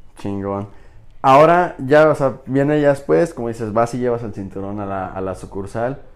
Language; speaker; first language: Spanish; native; Spanish